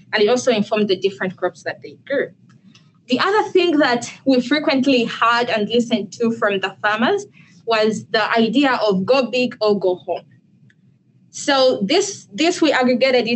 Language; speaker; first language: English; non-native, local second language; Ganda